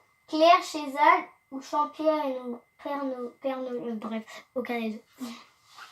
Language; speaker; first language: French; native; French